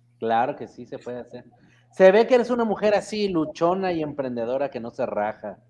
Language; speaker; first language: Spanish; early bilingual, heritage; Spanish